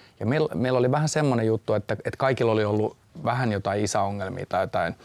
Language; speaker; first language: Finnish; native; Finnish